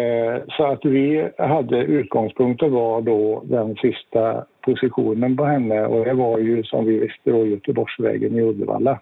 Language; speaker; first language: Swedish; native; Swedish